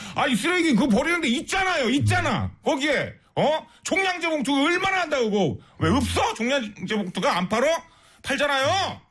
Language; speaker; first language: Korean; native; Korean